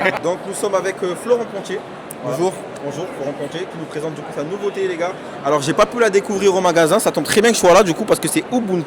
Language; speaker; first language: French; native; French